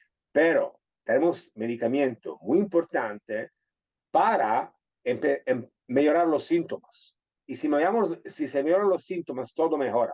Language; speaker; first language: Spanish; non-native, fluent; Italian